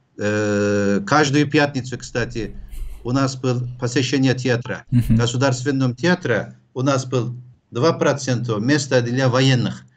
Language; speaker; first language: Russian; non-native, fluent; Turkish